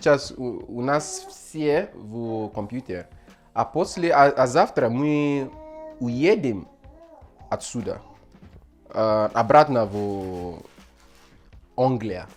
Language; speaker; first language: Russian; non-native, learner; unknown